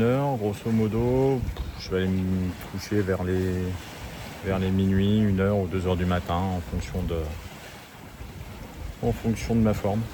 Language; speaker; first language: French; native; French